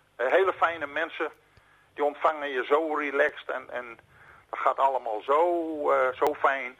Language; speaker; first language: Dutch; native; Dutch